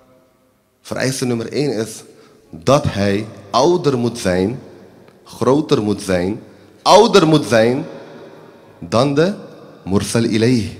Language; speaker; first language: Dutch; early bilingual, other home language; Urdu